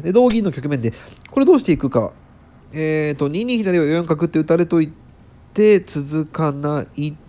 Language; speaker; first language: Japanese; native; Japanese